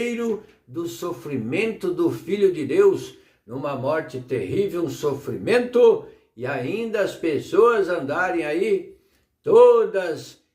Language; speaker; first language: Portuguese; native; Portuguese